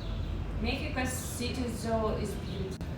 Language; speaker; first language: English; non-native, learner; Russian